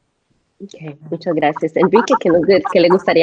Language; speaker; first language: Spanish; native; Spanish